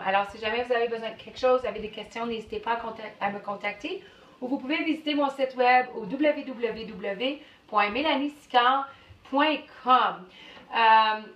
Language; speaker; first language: French; native; French